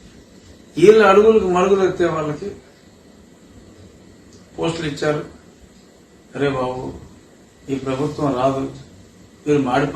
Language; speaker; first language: Telugu; native; Telugu